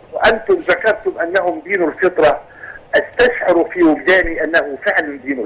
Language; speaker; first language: Arabic; native; Arabic